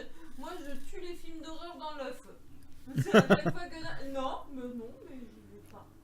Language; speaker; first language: French; native; French